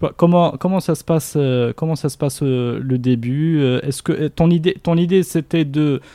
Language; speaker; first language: French; non-native, local second language; Arabic